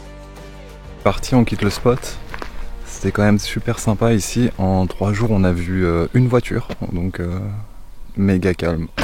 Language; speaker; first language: French; native; French